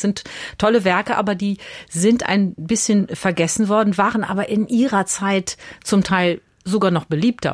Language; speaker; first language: German; native; German